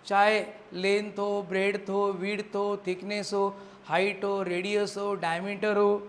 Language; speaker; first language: Hindi; non-native, local second language; Marathi